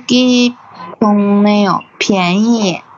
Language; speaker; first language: Korean; non-native, learner; Chinese